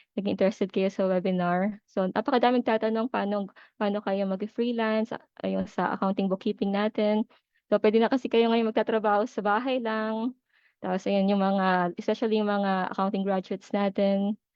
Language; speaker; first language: Filipino; native; Filipino